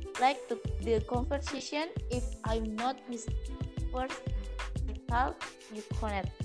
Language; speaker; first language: English; non-native, learner; Indonesian